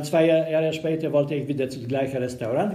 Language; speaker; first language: German; non-native, learner; Polish